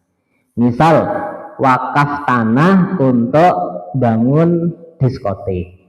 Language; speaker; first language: Indonesian; native; Indonesian